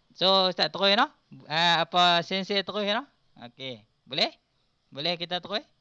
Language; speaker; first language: Malay; native; Malay